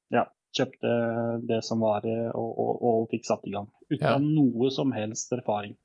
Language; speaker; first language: Norwegian; early bilingual, other home language; Bosnian